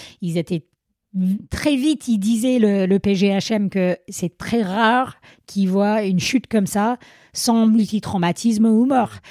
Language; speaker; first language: French; non-native, fluent; English